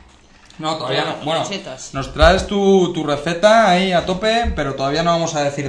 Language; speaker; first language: Spanish; native; Spanish